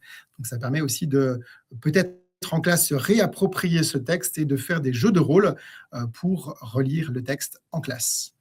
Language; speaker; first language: French; native; French